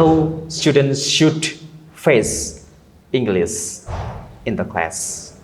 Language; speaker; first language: English; non-native, learner; Indonesian